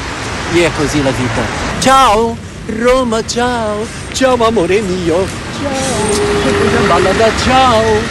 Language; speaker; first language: Italian; non-native, fluent; Portuguese